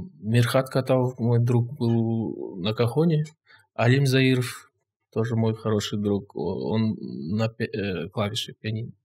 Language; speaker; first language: Russian; non-native, local second language; Kazakh